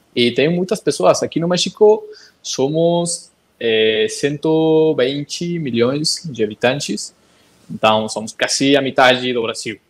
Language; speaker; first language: Portuguese; non-native, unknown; Spanish